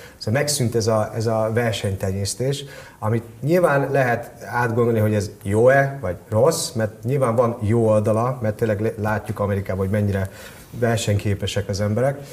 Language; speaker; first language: Hungarian; early bilingual, heritage; Hungarian